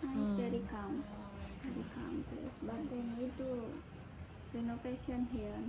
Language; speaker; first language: English; non-native, learner; Indonesian